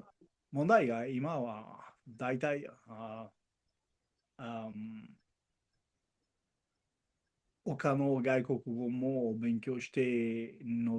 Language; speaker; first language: Japanese; non-native, learner; Spanish